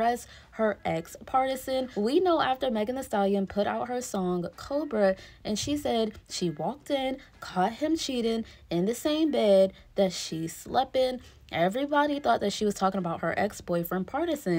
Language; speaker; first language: English; native; English